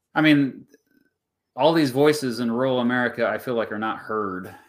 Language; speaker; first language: English; native; English